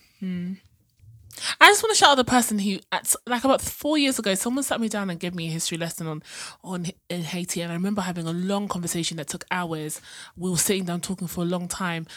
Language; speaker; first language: English; native; English